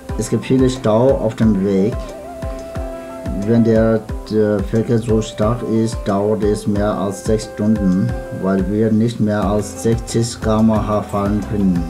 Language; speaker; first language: German; non-native, fluent; Nepali